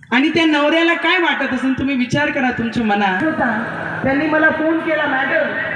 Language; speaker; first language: Marathi; non-native, local second language; Hindi